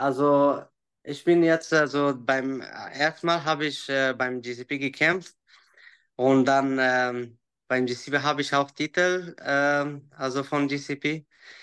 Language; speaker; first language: German; non-native, learner; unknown